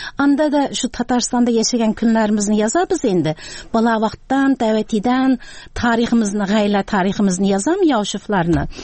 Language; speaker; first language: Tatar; early bilingual, heritage; Tatar